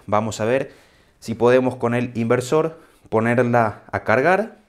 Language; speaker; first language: Spanish; native; Spanish